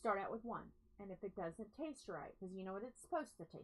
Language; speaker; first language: English; native; English